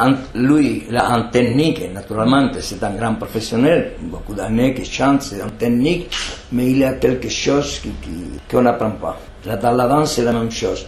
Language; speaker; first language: French; non-native, fluent; Spanish